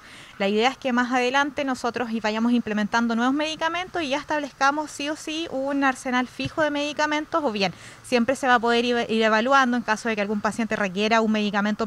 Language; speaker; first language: Spanish; native; Spanish